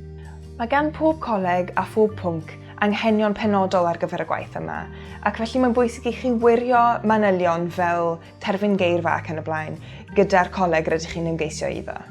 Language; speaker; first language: Welsh; native; Welsh